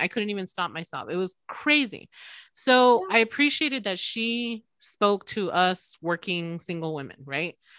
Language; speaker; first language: English; early bilingual, other home language; Spanish